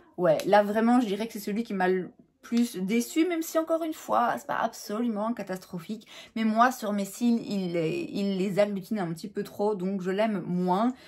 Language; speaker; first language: French; native; French